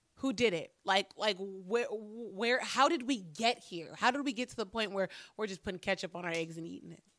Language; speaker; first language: English; native; English